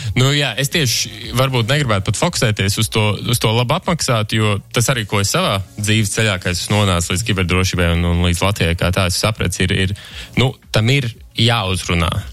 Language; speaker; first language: Latvian; early bilingual, heritage; Latvian